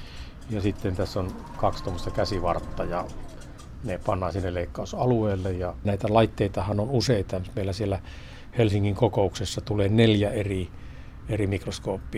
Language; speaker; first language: Finnish; native; Finnish